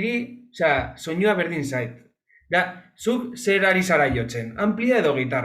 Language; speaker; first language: Basque; non-native, local second language; Spanish